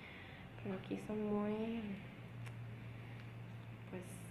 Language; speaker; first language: Spanish; non-native, fluent; English